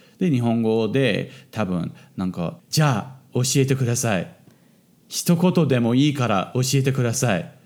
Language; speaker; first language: Japanese; non-native, fluent; English